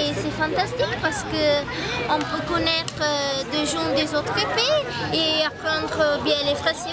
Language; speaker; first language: French; non-native, learner; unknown